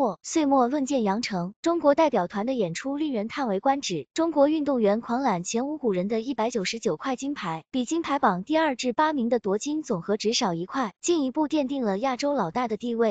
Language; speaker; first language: Chinese; native; Chinese